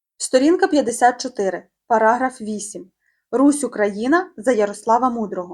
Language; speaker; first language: Ukrainian; native; Ukrainian